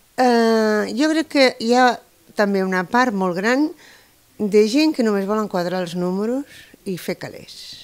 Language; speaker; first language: Catalan; non-native, local second language; Spanish